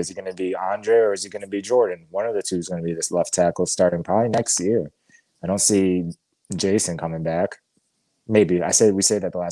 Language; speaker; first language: English; native; English